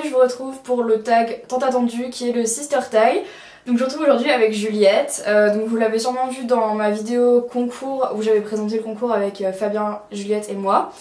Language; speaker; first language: French; native; French